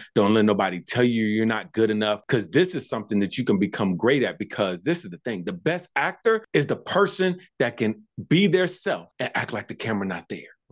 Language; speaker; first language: English; native; English